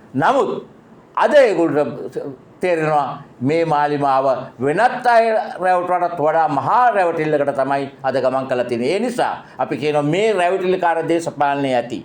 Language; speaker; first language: Sinhala; native; Sinhala